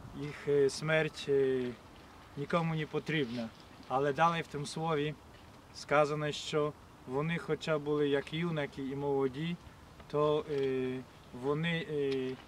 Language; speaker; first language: Ukrainian; non-native, fluent; Polish